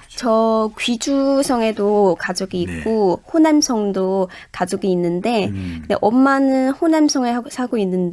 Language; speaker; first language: Korean; non-native, fluent; Chinese